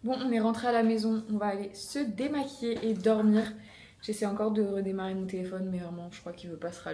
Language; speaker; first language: French; native; French